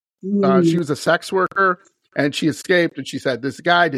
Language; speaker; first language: English; native; English